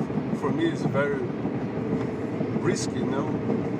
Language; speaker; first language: English; non-native, learner; Portuguese